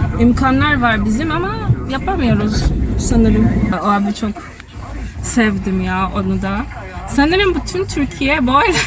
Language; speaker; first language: Turkish; non-native, fluent; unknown